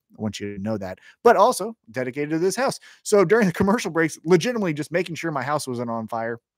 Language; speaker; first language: English; native; English